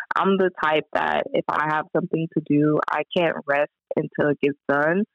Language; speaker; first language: English; native; English